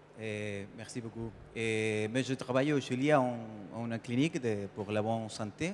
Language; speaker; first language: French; non-native, learner; Spanish